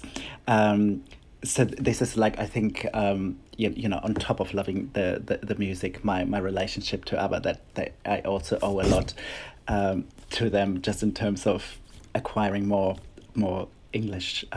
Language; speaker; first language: English; non-native, fluent; German